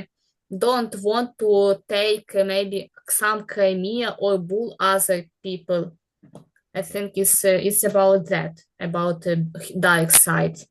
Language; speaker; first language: English; non-native, learner; Ukrainian